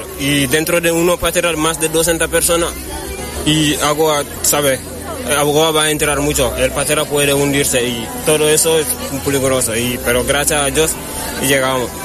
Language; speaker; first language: Spanish; non-native, learner; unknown